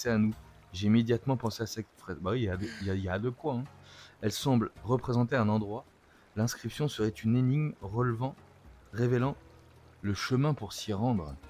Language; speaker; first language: French; native; French